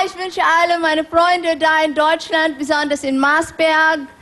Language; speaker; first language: German; non-native, learner; Filipino